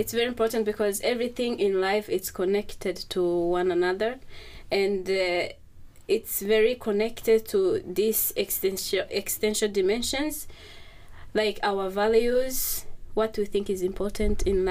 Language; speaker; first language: English; non-native, local second language; Kinyarwanda